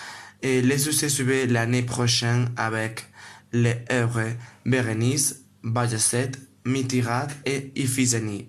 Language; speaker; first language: French; non-native, learner; Spanish